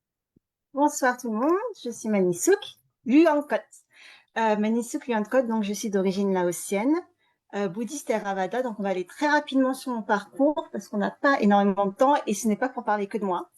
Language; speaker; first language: French; early bilingual, other home language; Lao